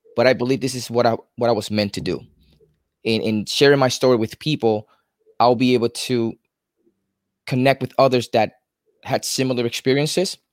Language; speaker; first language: English; native; English